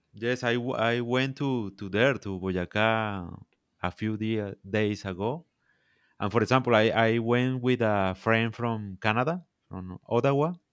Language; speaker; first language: English; non-native, learner; Spanish